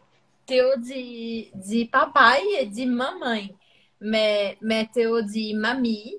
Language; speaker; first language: French; non-native, fluent; Portuguese